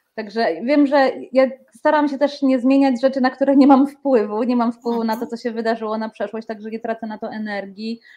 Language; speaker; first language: Polish; native; Polish